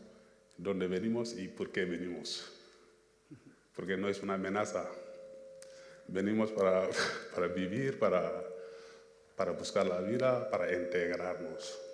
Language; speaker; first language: Spanish; non-native, fluent; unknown